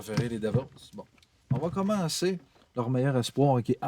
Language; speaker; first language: French; native; French